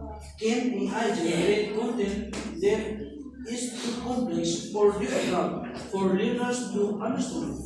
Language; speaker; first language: English; non-native, learner; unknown